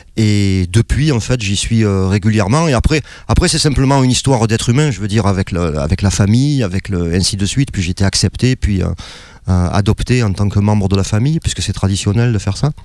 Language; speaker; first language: French; native; French